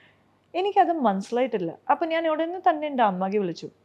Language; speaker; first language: Malayalam; non-native, local second language; Punjabi